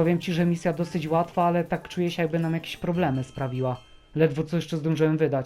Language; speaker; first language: Polish; native; Polish